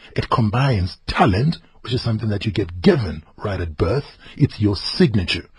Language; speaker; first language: English; non-native, local second language; Zulu